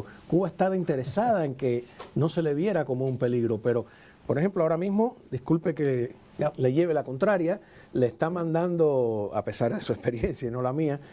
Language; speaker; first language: Spanish; native; Spanish